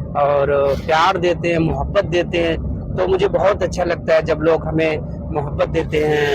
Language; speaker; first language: Hindi; native; Hindi